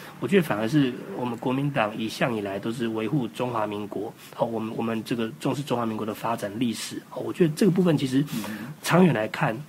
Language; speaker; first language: Chinese; native; Chinese